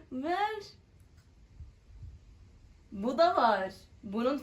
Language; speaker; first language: Turkish; non-native, learner; Arabic